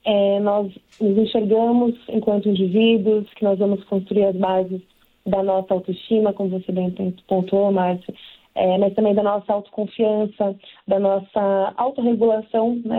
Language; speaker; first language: Portuguese; native; Portuguese